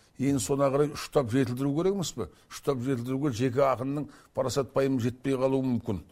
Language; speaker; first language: Kazakh; native; Kazakh